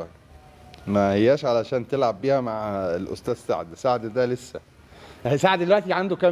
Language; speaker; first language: Arabic; native; Arabic